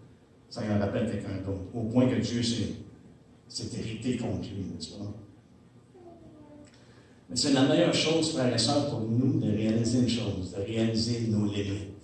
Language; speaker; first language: French; native; French